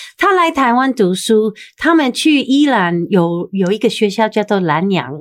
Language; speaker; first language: Chinese; non-native, fluent; English